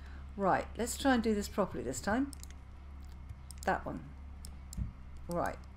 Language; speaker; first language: English; native; English